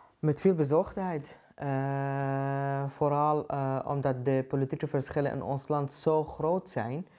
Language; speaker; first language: Dutch; non-native, fluent; Arabic